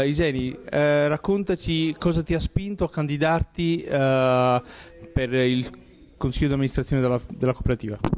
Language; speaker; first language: Italian; native; Italian